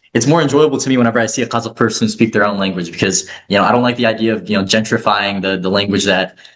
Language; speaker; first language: English; early bilingual, other home language; Kazakh